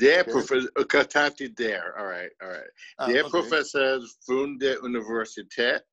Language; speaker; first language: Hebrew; non-native, fluent; English